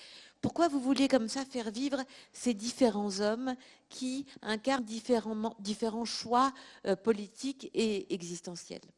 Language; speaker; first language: French; native; French